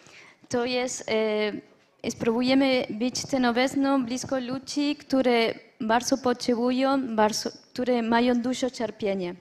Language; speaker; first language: Polish; non-native, learner; French